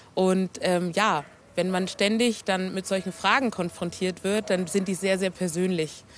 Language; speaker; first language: German; native; German